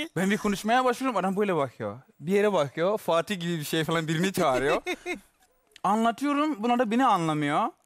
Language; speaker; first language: Turkish; non-native, fluent; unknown